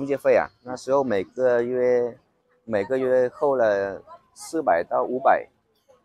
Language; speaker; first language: Chinese; non-native, fluent; Vietnamese